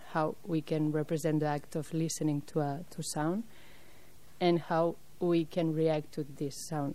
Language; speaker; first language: English; non-native, fluent; French